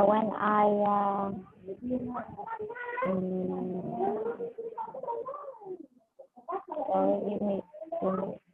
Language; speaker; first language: English; non-native, learner; Vietnamese